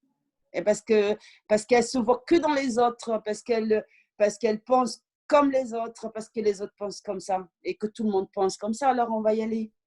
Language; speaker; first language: French; early bilingual, other home language; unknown